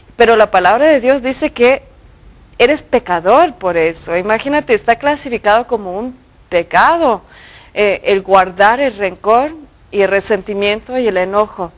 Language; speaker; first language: Spanish; early bilingual, other home language; English